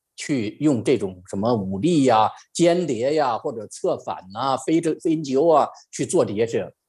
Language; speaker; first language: Chinese; native; Chinese